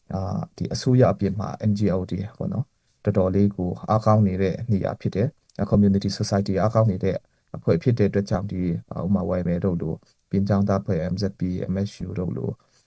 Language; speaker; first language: Burmese; non-native, local second language; Hakha Chin